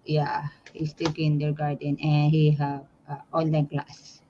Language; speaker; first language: English; non-native, learner; Filipino